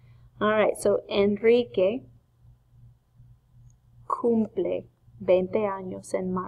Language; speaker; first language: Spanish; non-native, fluent; English